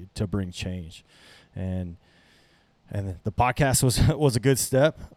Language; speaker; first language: English; native; English